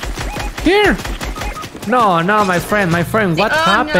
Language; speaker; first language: English; non-native, learner; Spanish